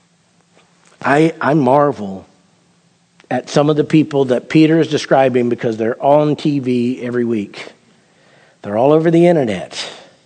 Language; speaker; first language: English; native; English